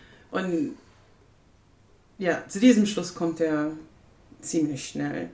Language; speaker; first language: German; non-native, fluent; English